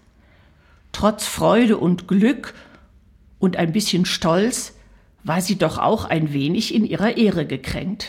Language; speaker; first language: German; native; German